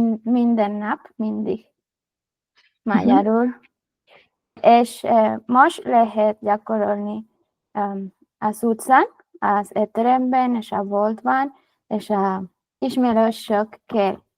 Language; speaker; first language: Hungarian; non-native, learner; Spanish